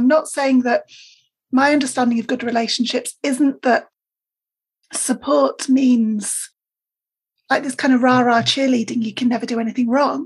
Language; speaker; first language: English; native; English